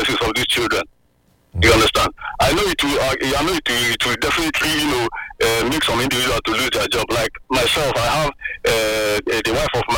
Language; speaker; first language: English; non-native, local second language; Igbo